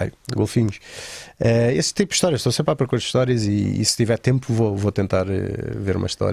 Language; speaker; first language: Portuguese; native; Portuguese